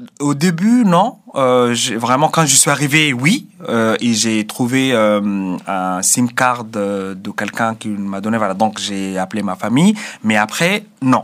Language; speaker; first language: French; non-native, fluent; Arabic